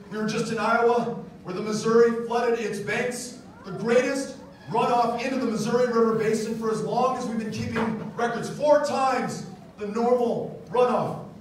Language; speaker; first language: English; native; English